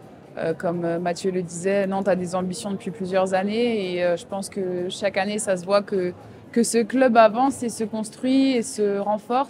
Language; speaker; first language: French; native; French